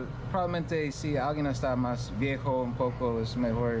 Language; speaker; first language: Spanish; non-native, learner; English